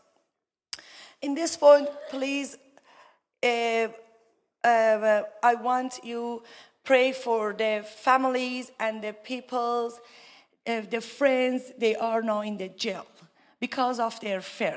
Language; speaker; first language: English; non-native, learner; Persian